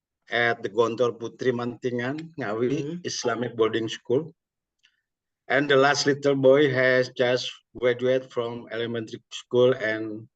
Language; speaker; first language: English; non-native, learner; Indonesian